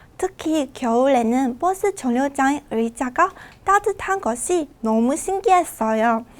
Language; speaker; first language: Korean; non-native, fluent; Chinese